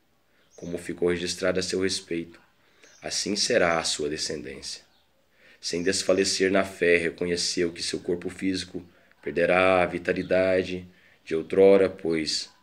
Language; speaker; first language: Portuguese; native; Portuguese